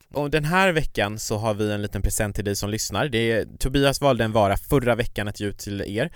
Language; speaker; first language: Swedish; native; Swedish